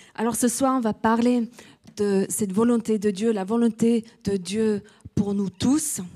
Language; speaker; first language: French; non-native, fluent; English